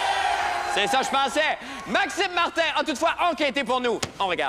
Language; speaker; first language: French; native; French